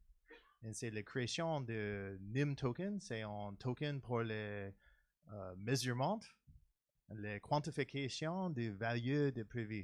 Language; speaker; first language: French; non-native, learner; English